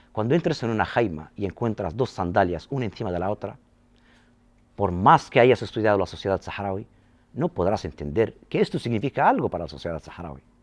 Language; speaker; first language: Spanish; non-native, local second language; Arabic